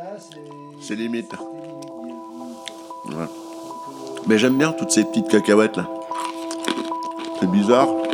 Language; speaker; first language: French; native; French